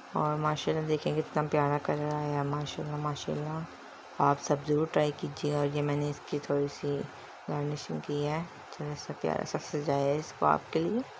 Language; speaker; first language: Urdu; native; Urdu